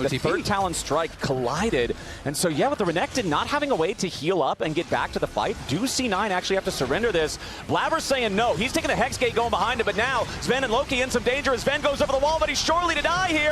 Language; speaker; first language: English; native; English